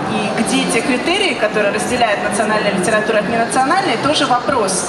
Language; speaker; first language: Russian; native; Russian